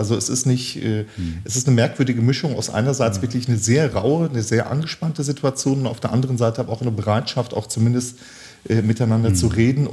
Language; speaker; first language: German; early bilingual, other home language; Turkish